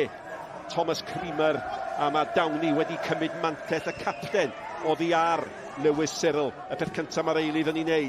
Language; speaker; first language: Welsh; native; Welsh